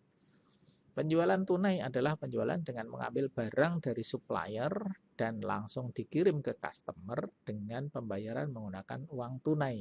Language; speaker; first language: Indonesian; native; Indonesian